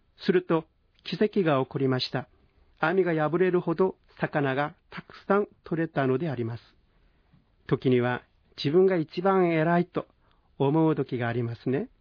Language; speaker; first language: Japanese; non-native, fluent; Korean